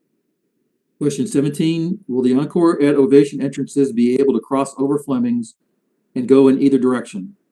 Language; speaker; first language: English; native; English